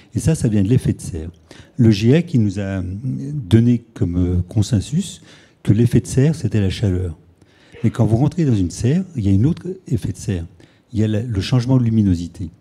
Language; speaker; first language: French; native; French